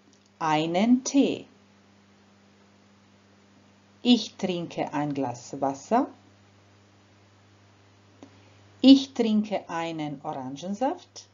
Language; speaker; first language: German; non-native, fluent; Croatian